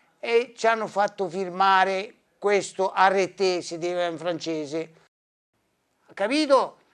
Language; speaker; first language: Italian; early bilingual, heritage; Italian